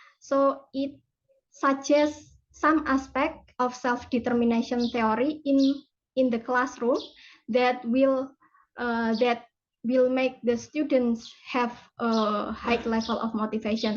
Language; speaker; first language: English; non-native, fluent; Indonesian